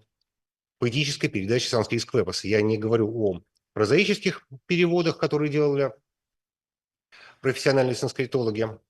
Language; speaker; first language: Russian; native; Russian